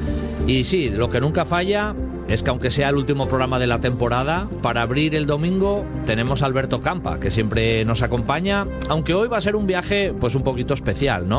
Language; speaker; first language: Spanish; native; Spanish